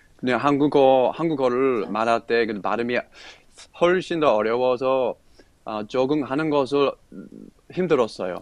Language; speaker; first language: Korean; non-native, learner; English